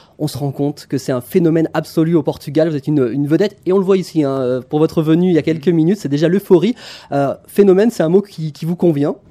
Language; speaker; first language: French; native; French